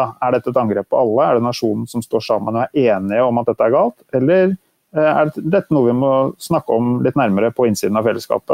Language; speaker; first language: Norwegian; native; Norwegian